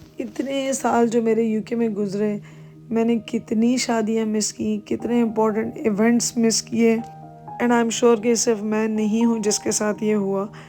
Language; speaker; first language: Urdu; native; Urdu